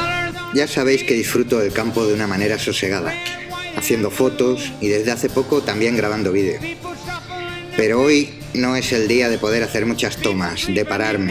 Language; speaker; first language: Spanish; native; Spanish